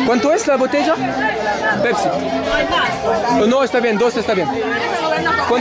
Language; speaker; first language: Spanish; non-native, learner; French